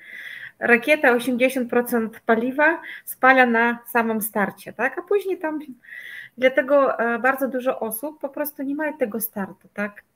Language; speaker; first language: Polish; non-native, fluent; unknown